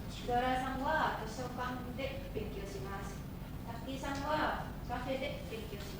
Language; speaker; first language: Japanese; non-native, learner; Indonesian